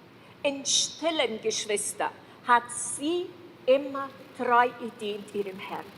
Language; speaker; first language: German; early bilingual, heritage; German